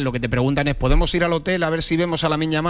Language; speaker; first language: Spanish; native; Spanish